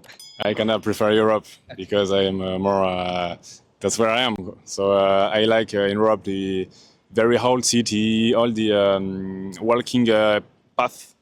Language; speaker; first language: English; non-native, learner; French